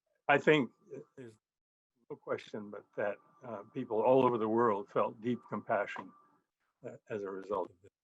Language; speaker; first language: English; native; English